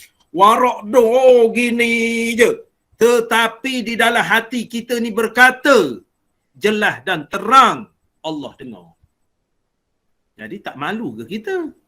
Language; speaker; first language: Malay; native; Malay